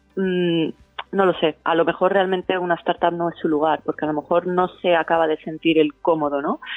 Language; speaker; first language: Spanish; native; Spanish